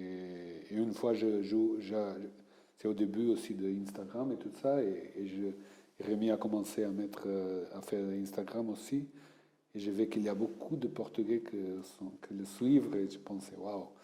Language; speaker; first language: French; non-native, fluent; Portuguese